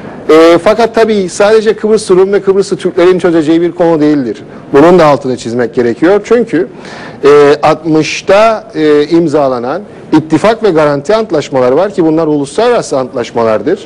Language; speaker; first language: Turkish; native; Turkish